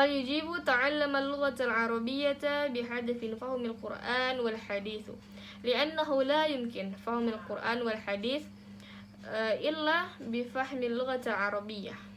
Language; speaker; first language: Arabic; non-native, learner; Indonesian